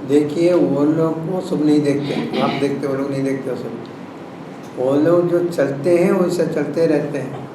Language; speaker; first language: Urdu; non-native, local second language; Malayalam